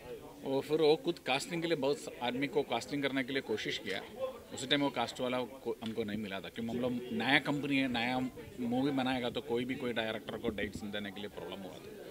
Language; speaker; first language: Hindi; non-native, local second language; Malayalam